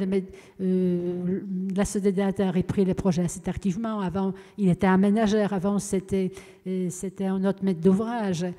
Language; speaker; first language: French; non-native, fluent; Polish